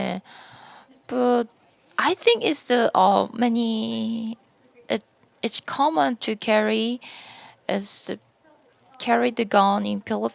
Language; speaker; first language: English; non-native, learner; Korean